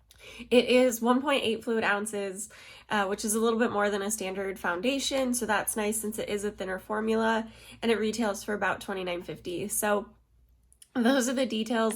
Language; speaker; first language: English; native; English